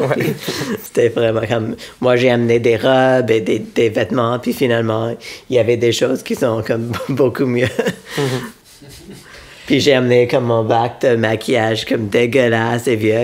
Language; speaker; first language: French; non-native, local second language; English